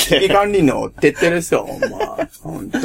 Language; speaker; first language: Japanese; native; Japanese